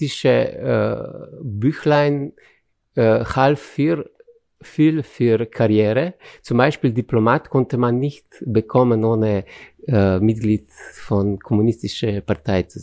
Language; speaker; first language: German; non-native, fluent; Slovenian